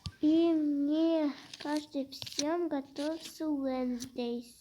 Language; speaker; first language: Russian; non-native, local second language; Kazakh